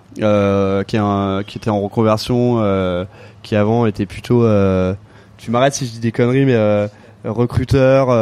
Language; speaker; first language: French; native; French